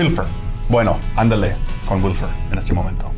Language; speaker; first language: Spanish; non-native, fluent; English